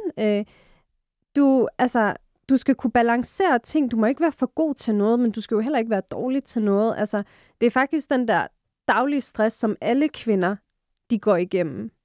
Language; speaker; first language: Danish; early bilingual, other home language; Arabic